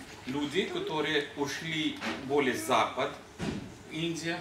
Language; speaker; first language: Russian; non-native, learner; Hindi